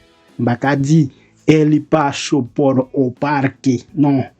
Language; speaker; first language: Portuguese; non-native, fluent; Haitian Creole